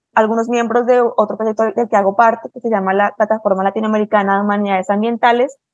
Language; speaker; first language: Spanish; native; Spanish